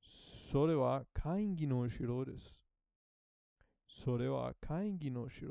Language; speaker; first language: Japanese; non-native, learner; English